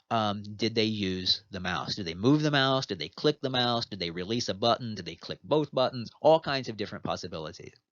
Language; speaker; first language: English; native; English